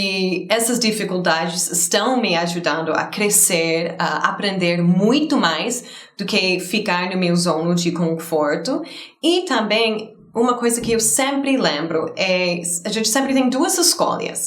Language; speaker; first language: Portuguese; non-native, fluent; English